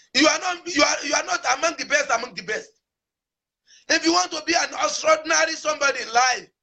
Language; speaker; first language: English; non-native, local second language; Yoruba